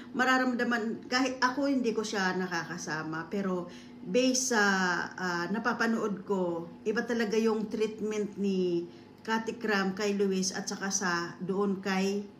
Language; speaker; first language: Filipino; non-native, local second language; Bikol